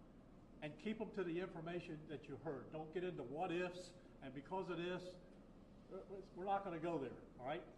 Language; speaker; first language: English; native; English